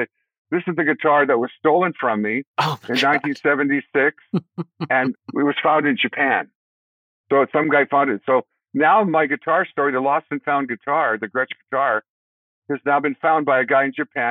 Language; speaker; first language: English; native; English